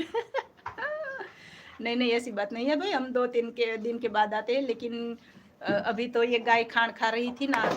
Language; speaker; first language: Hindi; non-native, local second language; Gujarati